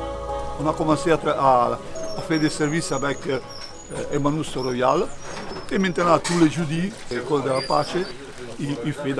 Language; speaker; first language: French; non-native, learner; Italian